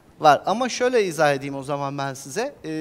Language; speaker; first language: Turkish; native; Turkish